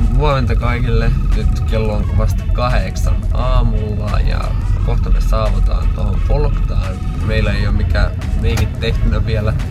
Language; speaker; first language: Finnish; non-native, fluent; Russian